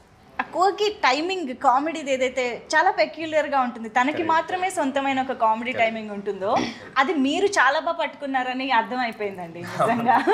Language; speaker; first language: Telugu; native; Telugu